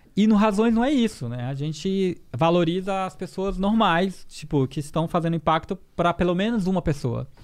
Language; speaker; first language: Portuguese; native; Portuguese